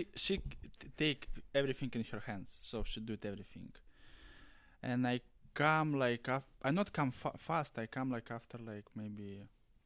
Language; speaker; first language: English; non-native, learner; Russian